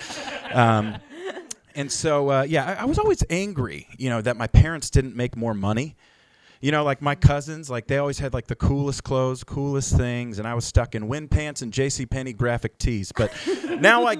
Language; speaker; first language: English; native; English